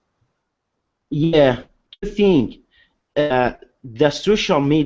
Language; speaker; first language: English; non-native, learner; Arabic